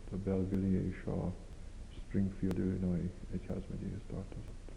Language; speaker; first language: Hungarian; early bilingual, heritage; Hungarian